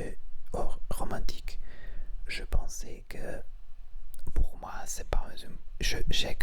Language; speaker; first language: French; non-native, learner; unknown